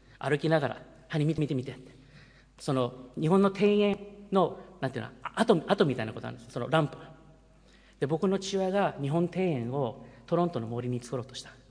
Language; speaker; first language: Japanese; early bilingual, heritage; Japanese